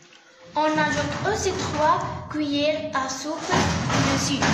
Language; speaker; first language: French; non-native, learner; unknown